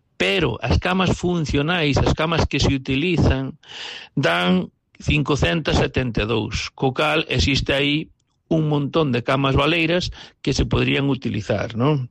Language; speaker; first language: Galician; native; Galician